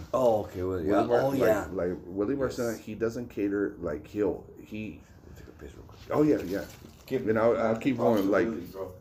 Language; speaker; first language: English; early bilingual, other home language; Spanish